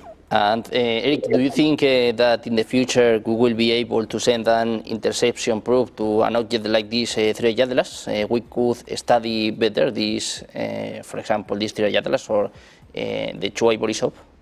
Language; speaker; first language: English; non-native, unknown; Spanish